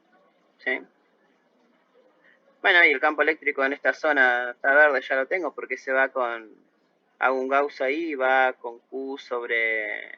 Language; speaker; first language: Spanish; native; Spanish